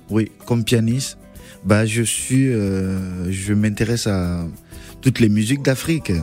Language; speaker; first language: French; non-native, local second language; Dyula